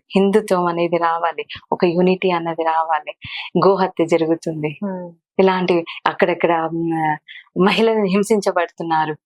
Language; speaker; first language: Telugu; non-native, local second language; Kannada